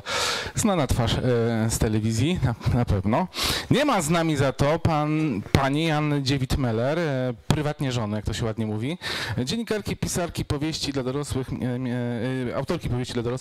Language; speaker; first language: Polish; native; Polish